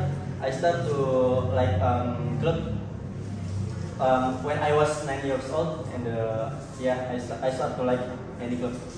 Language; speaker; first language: English; non-native, learner; Indonesian